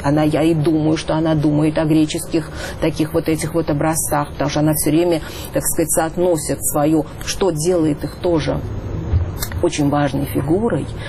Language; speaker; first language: Russian; native; Russian